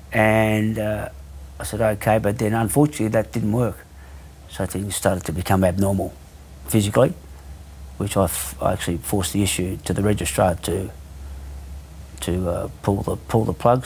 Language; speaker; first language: English; native; English